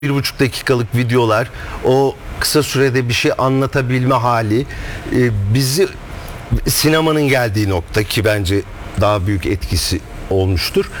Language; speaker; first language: Turkish; native; Turkish